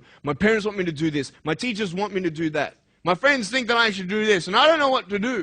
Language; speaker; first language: English; native; English